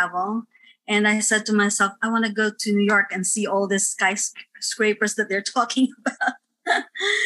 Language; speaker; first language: English; non-native, local second language; Filipino